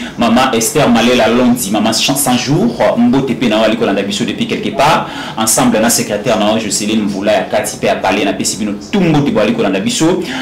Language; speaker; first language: Lingala; native; Lingala